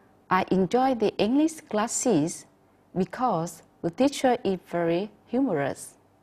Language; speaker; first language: English; non-native, fluent; Vietnamese